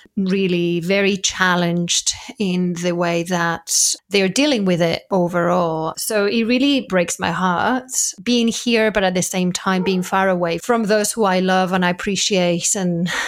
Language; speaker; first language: English; non-native, fluent; Spanish